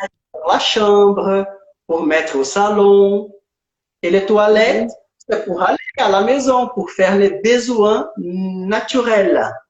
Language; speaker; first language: French; non-native, fluent; Portuguese